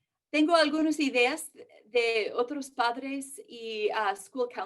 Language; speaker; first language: Spanish; early bilingual, heritage; English